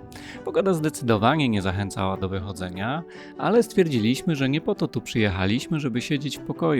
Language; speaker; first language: Polish; native; Polish